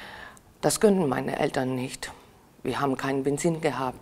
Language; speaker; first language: German; non-native, fluent; Ukrainian